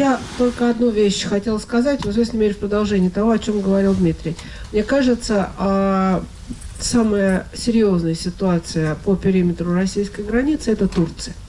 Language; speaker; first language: Russian; native; Russian